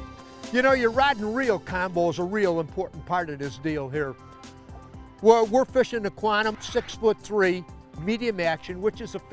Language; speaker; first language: English; native; English